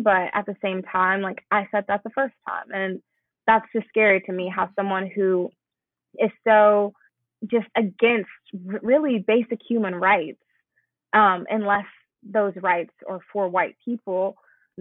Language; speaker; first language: English; native; English